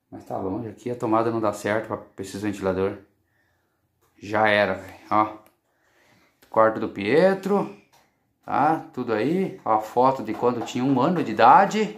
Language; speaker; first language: Portuguese; native; Portuguese